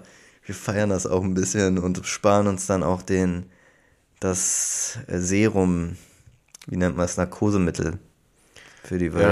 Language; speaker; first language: German; native; German